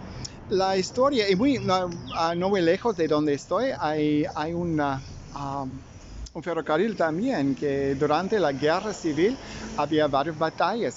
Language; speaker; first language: Spanish; non-native, fluent; English